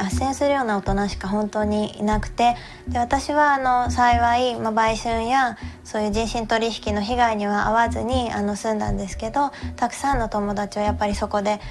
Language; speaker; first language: Japanese; native; Japanese